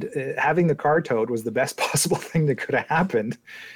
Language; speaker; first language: English; native; English